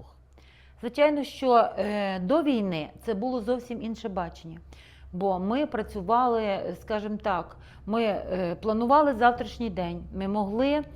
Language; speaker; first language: Ukrainian; native; Ukrainian